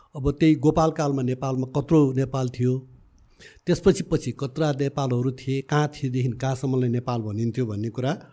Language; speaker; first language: Nepali; native; Nepali